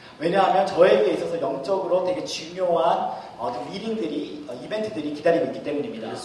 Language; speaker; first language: Korean; early bilingual, other home language; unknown